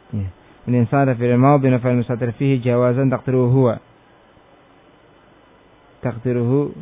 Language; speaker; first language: Arabic; non-native, fluent; Indonesian